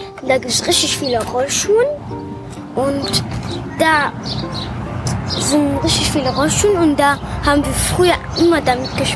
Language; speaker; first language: German; early bilingual, other home language; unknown